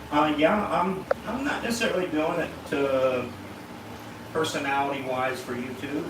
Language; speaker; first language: English; native; English